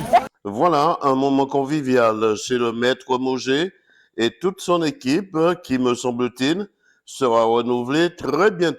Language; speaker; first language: French; native; French